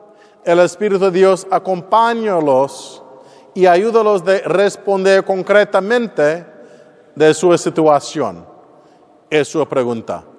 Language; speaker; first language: Spanish; non-native, fluent; English